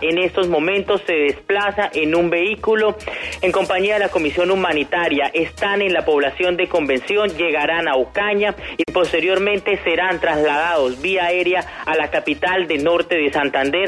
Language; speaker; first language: Spanish; native; Spanish